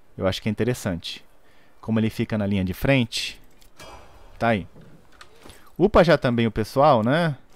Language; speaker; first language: Portuguese; native; Portuguese